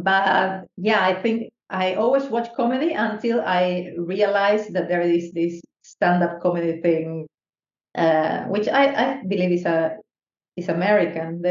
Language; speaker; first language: English; non-native, fluent; Spanish